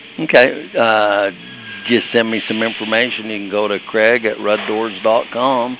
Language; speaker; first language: English; native; English